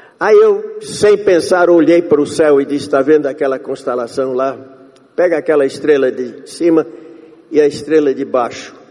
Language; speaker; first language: Portuguese; non-native, fluent; English